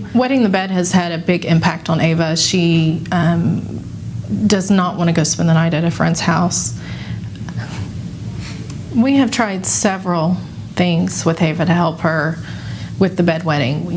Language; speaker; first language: English; native; English